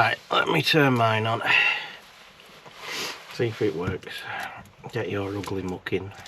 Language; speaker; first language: English; native; English